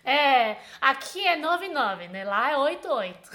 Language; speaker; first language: Portuguese; non-native, fluent; Chinese